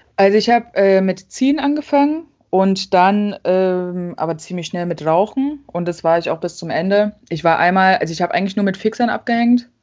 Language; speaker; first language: German; native; German